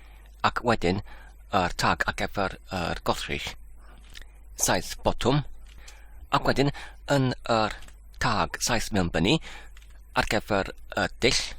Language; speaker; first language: Welsh; non-native, fluent; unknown